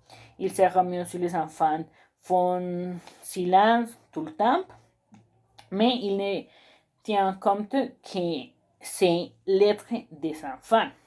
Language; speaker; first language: French; non-native, learner; Spanish